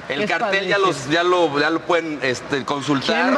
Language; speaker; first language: Spanish; native; Spanish